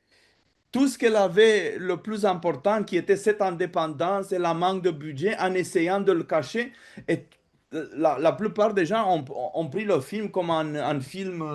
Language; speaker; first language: French; non-native, fluent; Romanian